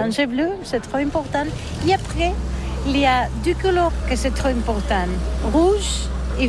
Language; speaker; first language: French; non-native, learner; Catalan